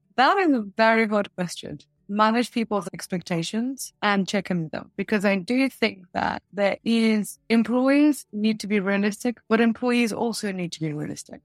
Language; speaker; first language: English; early bilingual, other home language; Russian